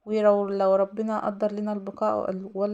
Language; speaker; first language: Arabic; native; Arabic